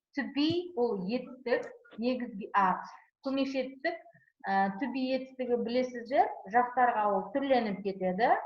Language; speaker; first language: Kazakh; non-native, local second language; Uzbek